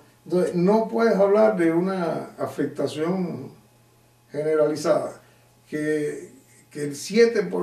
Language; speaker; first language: Spanish; native; Spanish